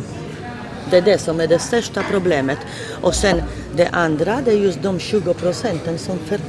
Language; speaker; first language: Swedish; non-native, fluent; Polish